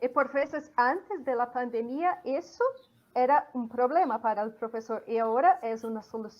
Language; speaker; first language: Spanish; non-native, fluent; Portuguese